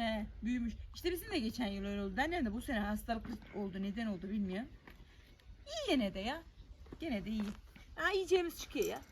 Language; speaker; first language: Turkish; native; Turkish